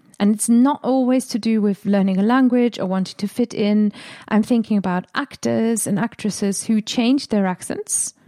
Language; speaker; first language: English; non-native, fluent; German